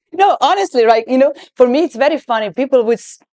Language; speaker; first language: English; non-native, fluent; Serbian